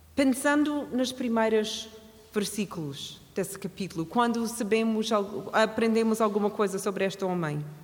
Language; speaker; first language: Portuguese; non-native, fluent; English